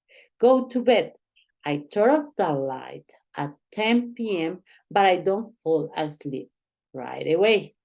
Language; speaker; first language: English; non-native, learner; Spanish